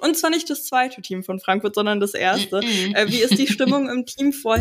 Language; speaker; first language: German; native; German